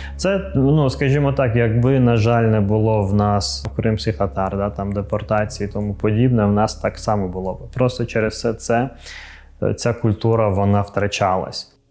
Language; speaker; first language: Ukrainian; non-native, local second language; Crimean Tatar